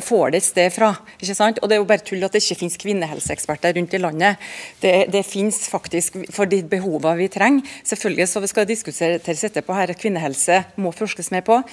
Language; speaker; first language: Norwegian; native; Norwegian